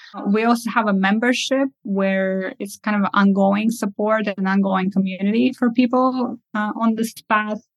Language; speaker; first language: English; early bilingual, other home language; Russian